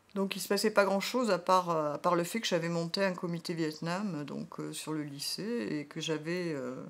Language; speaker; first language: French; native; French